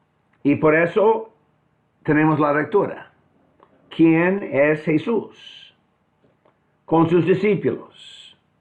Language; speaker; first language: Spanish; non-native, fluent; English